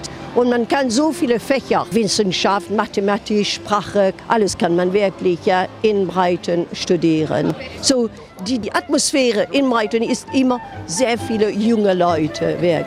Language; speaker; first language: German; non-native, fluent; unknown